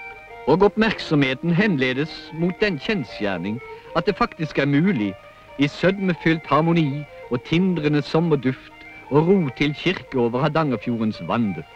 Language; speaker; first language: Norwegian; native; Norwegian